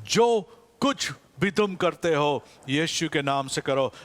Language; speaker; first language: Hindi; non-native, fluent; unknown